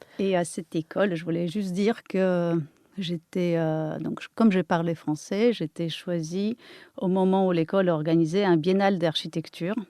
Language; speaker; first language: French; non-native, fluent; Polish